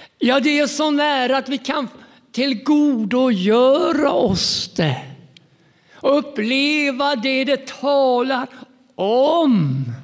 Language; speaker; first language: Swedish; native; Swedish